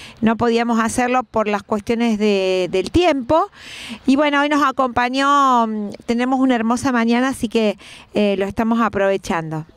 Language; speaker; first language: Spanish; native; Spanish